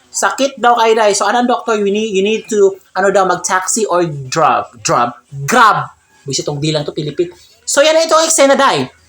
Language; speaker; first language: Filipino; non-native, local second language; Cebuano